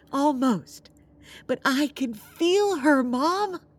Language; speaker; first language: English; early bilingual, other home language; Spanish